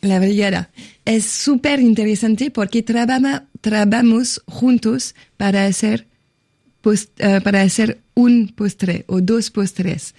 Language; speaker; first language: Spanish; non-native, fluent; French